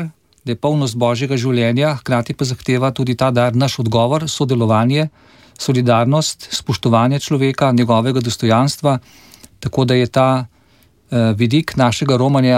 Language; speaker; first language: Slovenian; native; Slovenian